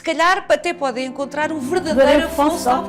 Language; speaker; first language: Portuguese; native; Portuguese